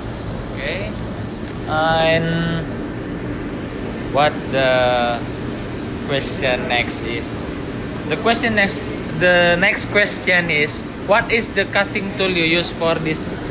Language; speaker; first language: English; non-native, learner; Indonesian